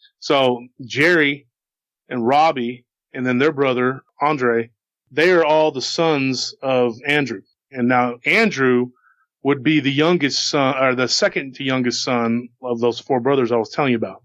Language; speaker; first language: English; native; English